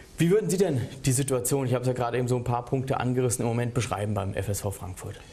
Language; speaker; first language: German; native; German